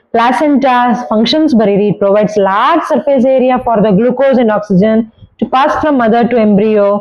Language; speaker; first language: English; non-native, local second language; Kannada